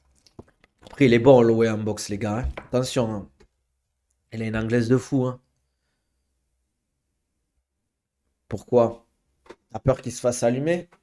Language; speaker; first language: French; native; French